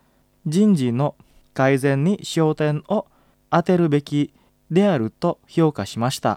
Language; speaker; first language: Japanese; non-native, fluent; Indonesian